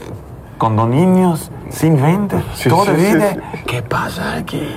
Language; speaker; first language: Spanish; non-native, learner; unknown